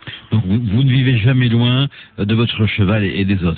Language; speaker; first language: French; native; French